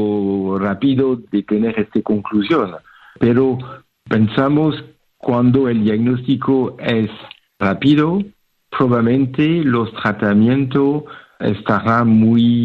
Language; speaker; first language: Spanish; non-native, fluent; French